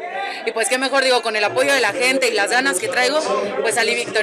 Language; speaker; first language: Spanish; native; Spanish